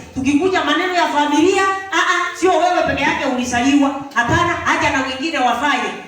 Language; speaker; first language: Swahili; non-native, local second language; Gusii